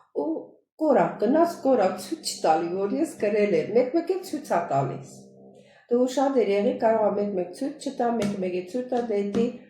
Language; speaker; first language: Armenian; native; Armenian